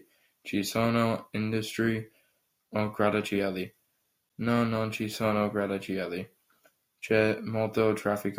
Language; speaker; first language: Italian; non-native, learner; English